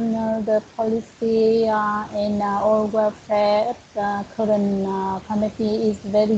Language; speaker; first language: English; non-native, learner; Vietnamese